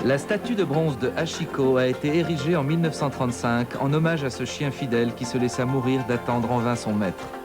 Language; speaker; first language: French; native; French